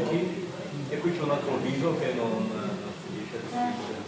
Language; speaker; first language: Italian; native; Italian